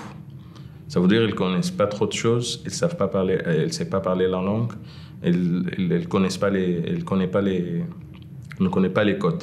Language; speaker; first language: French; non-native, fluent; Arabic